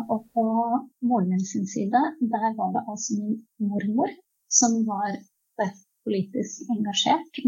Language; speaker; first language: Norwegian; early bilingual, other home language; Czech